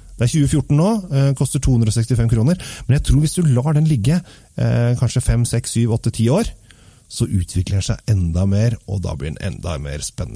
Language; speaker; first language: Norwegian; native; Norwegian